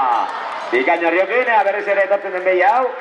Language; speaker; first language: Basque; native; Basque